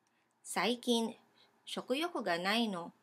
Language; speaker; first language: Japanese; non-native, fluent; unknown